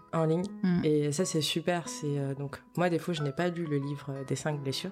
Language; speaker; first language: French; early bilingual, other home language; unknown